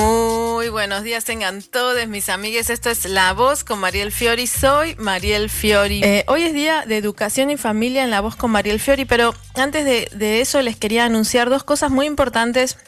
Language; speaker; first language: Spanish; native; Spanish